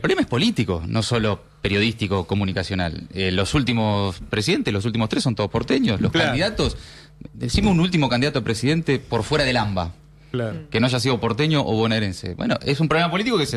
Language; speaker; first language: Spanish; native; Spanish